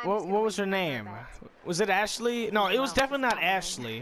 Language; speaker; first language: English; native; English